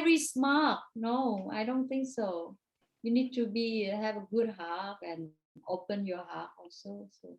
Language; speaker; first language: English; non-native, fluent; Vietnamese